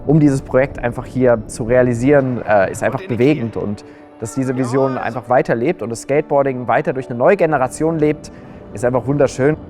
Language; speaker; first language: German; native; German